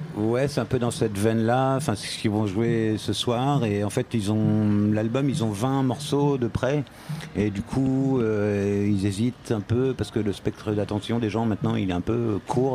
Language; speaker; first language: French; native; French